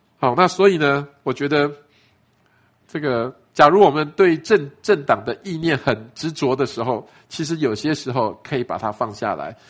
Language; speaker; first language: Chinese; native; Chinese